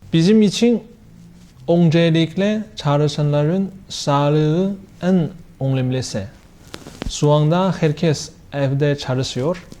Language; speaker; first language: Turkish; non-native, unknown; Chinese